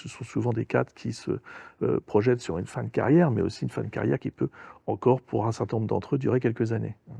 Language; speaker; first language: French; native; French